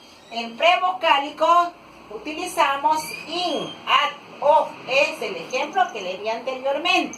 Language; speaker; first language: Spanish; non-native, local second language; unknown